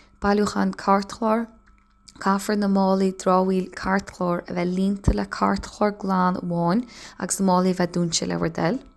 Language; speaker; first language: Irish; native; Irish